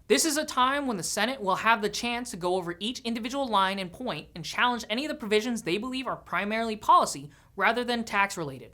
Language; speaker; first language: English; native; English